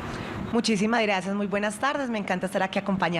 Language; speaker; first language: Spanish; native; Spanish